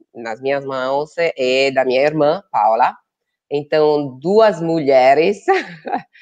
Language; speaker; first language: Portuguese; non-native, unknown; Italian